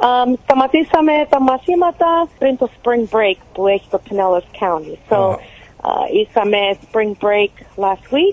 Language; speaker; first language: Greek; early bilingual, heritage; Greek